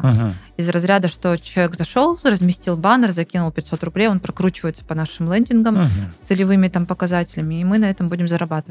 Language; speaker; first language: Russian; native; Russian